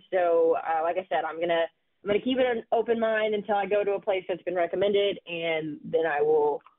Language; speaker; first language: English; native; English